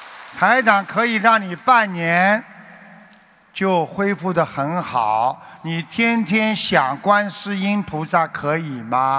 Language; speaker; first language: Chinese; native; Chinese